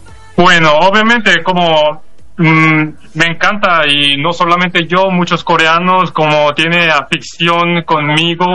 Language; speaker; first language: Spanish; non-native, fluent; Korean